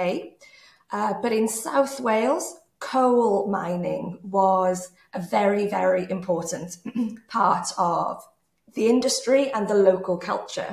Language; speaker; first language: English; native; English